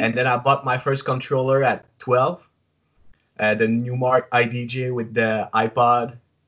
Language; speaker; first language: English; non-native, fluent; French